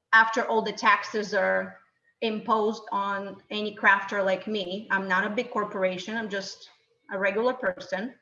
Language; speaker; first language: English; non-native, fluent; Bulgarian